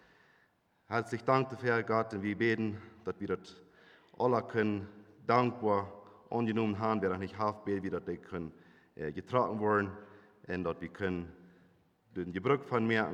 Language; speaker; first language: German; non-native, local second language; Plautdietsch